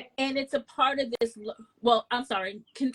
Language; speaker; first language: English; native; English